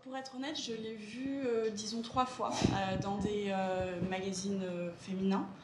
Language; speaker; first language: French; native; French